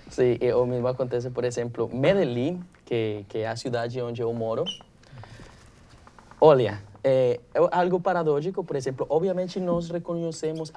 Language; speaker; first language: Portuguese; non-native, learner; Spanish